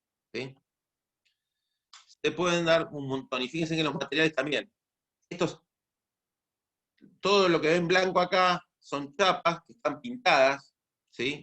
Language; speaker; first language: Spanish; native; Spanish